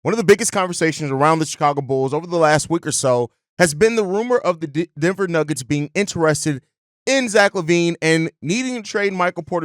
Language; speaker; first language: English; native; English